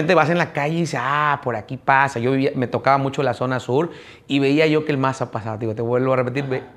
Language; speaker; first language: Spanish; native; Spanish